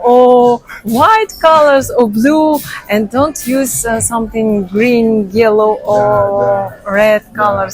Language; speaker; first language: English; non-native, learner; Russian